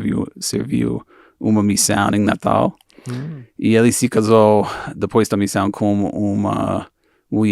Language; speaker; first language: Portuguese; non-native, fluent; English